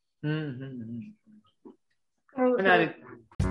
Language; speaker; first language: Indonesian; non-native, fluent; English